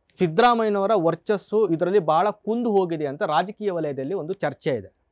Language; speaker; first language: Kannada; native; Kannada